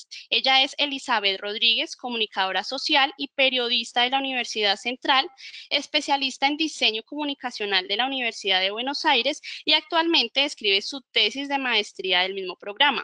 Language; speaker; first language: Spanish; native; Spanish